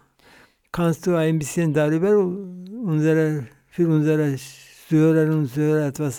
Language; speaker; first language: German; non-native, fluent; Central Kurdish